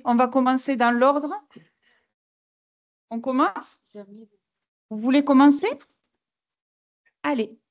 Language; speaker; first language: French; native; French